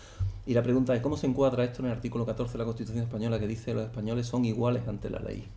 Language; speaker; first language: Spanish; native; Spanish